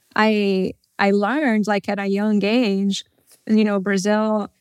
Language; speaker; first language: English; non-native, fluent; Portuguese